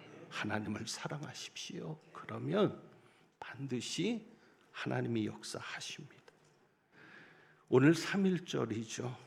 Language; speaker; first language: Korean; native; Korean